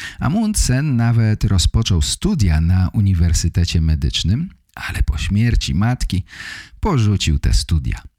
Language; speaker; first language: Polish; native; Polish